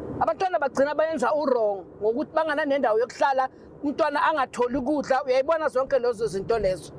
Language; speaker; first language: Zulu; native; Zulu